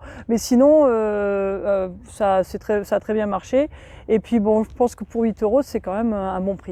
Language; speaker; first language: French; native; French